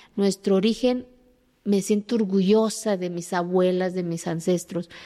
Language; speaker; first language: Spanish; early bilingual, other home language; Zapotec